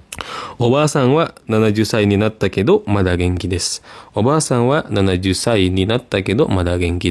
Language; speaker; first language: Japanese; non-native, learner; Indonesian